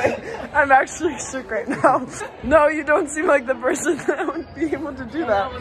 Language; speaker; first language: English; native; English